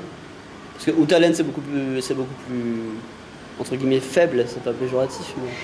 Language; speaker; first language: French; native; French